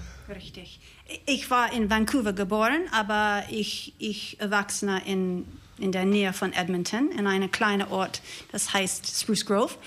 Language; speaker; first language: German; non-native, learner; English